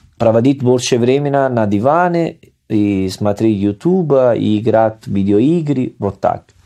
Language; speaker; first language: Russian; non-native, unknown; Italian